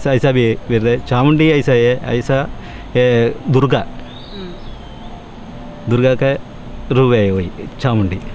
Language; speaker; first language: Hindi; non-native, local second language; Malayalam